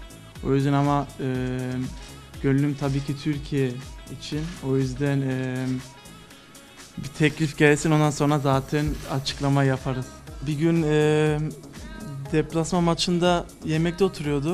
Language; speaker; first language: Turkish; early bilingual, other home language; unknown